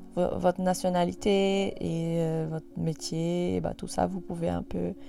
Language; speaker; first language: French; non-native, fluent; Portuguese